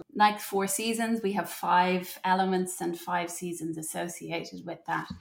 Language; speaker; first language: English; native; English